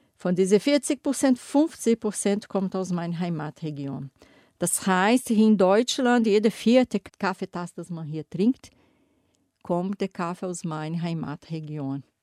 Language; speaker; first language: German; non-native, fluent; Portuguese